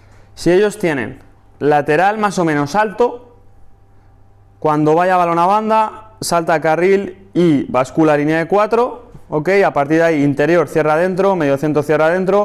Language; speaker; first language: Spanish; native; Spanish